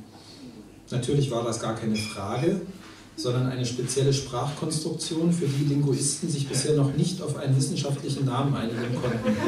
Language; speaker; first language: German; native; German